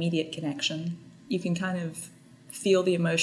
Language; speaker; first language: English; native; English